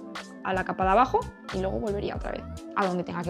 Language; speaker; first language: Spanish; native; Spanish